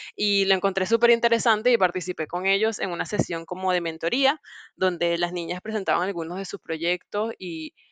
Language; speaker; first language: Spanish; native; Spanish